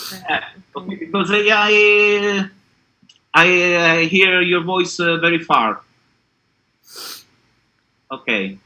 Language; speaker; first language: English; non-native, learner; Italian